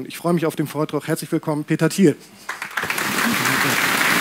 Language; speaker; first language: German; native; German